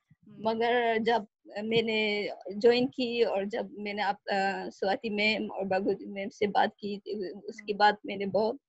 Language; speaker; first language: Hindi; non-native, local second language; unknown